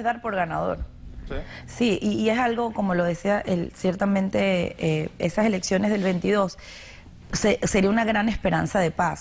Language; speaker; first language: Spanish; native; Spanish